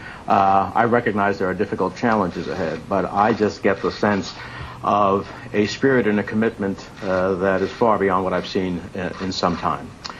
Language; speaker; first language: English; early bilingual, other home language; Spanish